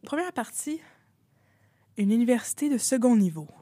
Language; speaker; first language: French; native; French